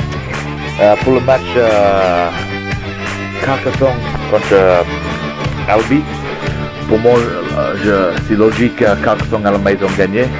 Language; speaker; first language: French; non-native, learner; English